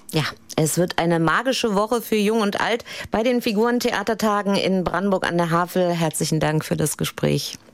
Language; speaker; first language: German; native; German